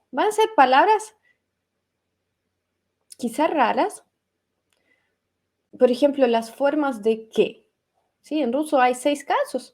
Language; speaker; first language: Spanish; non-native, fluent; Russian